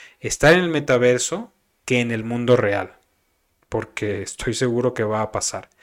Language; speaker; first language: Spanish; native; Spanish